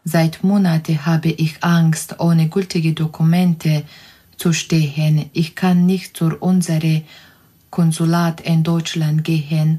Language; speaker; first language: German; non-native, fluent; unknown